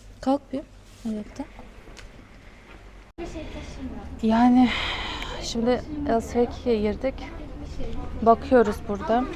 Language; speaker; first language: Turkish; non-native, fluent; Russian